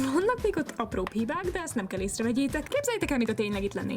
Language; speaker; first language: Hungarian; native; Hungarian